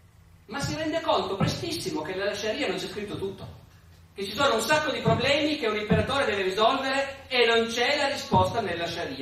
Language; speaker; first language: Italian; native; Italian